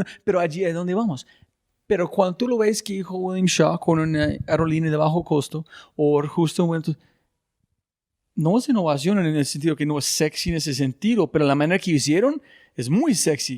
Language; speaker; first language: Spanish; non-native, fluent; English